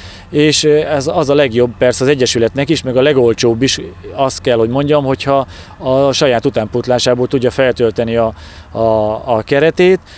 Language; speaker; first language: Hungarian; native; Hungarian